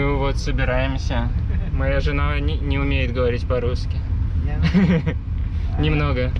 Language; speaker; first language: Russian; native; Russian